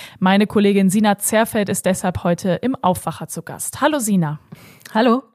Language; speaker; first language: German; native; German